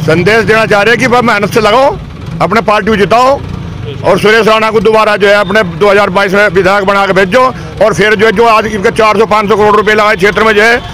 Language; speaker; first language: Hindi; native; Hindi